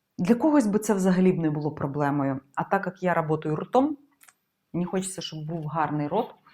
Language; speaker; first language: Ukrainian; non-native, local second language; Russian